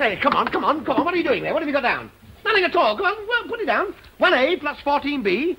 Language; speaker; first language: English; native; English